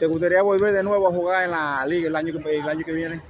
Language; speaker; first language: Spanish; native; Spanish